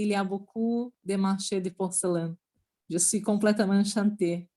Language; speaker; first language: French; non-native, learner; Portuguese